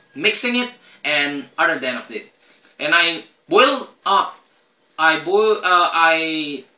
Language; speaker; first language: English; non-native, learner; Indonesian